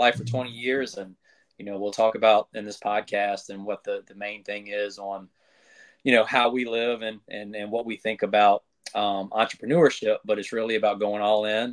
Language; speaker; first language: English; native; English